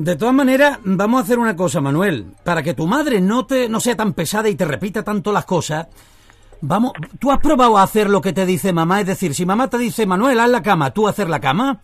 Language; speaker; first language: Spanish; native; Spanish